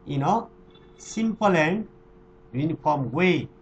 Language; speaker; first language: English; non-native, local second language; Nepali